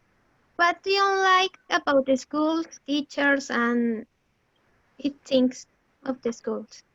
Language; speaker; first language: English; non-native, learner; Spanish